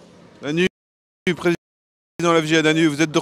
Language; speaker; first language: French; native; French